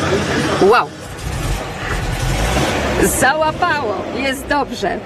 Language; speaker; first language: Polish; native; Polish